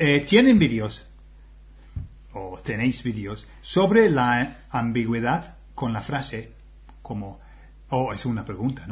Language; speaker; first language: Spanish; non-native, fluent; English